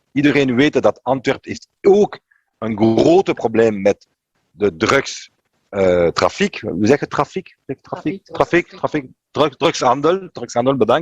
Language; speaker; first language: Dutch; non-native, local second language; French